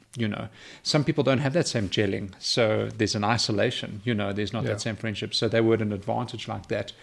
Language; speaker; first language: English; native; English